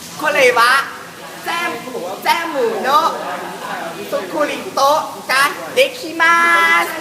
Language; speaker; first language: Japanese; non-native, learner; Thai